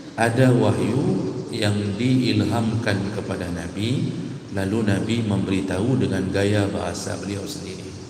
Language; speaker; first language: Malay; non-native, local second language; Achinese